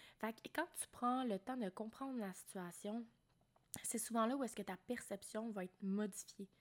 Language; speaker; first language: French; native; French